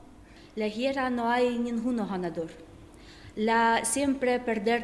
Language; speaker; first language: Spanish; non-native, learner; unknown